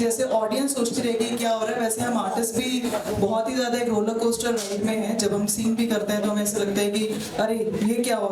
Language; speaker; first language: Hindi; native; Hindi